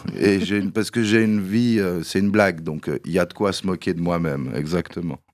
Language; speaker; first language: French; early bilingual, other home language; Kabyle